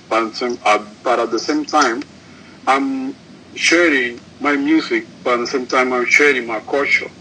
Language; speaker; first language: English; non-native, learner; Spanish